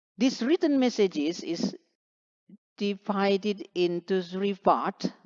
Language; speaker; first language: English; non-native, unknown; Indonesian